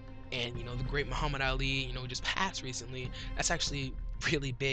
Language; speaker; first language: English; native; English